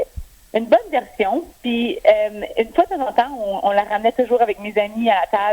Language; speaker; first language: French; native; French